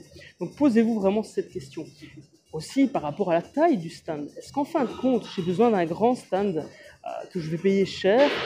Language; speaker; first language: French; native; French